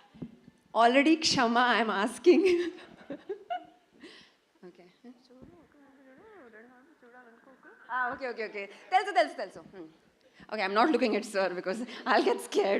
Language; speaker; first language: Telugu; non-native, fluent; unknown